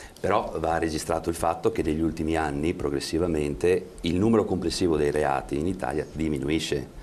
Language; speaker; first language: Italian; native; Italian